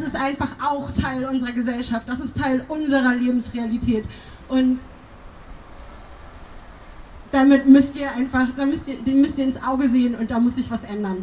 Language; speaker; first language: German; early bilingual, other home language; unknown